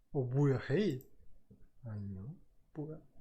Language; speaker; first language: Korean; non-native, learner; Russian